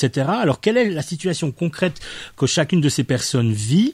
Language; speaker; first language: French; native; French